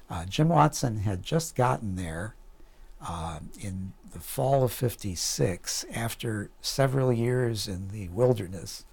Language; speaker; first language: English; native; English